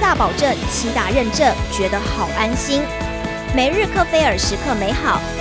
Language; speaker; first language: Chinese; native; Chinese